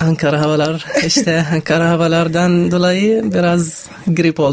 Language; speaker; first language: Turkish; non-native, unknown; Arabic